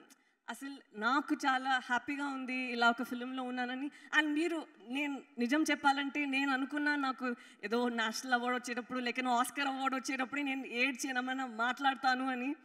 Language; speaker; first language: Telugu; non-native, fluent; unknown